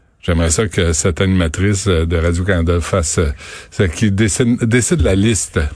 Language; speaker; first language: French; native; French